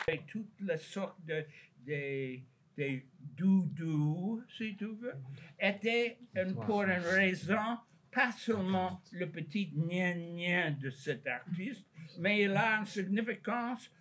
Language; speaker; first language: French; non-native, fluent; English